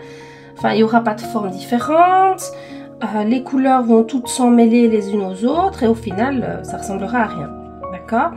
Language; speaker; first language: French; native; French